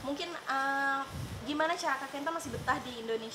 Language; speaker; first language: Indonesian; native; Indonesian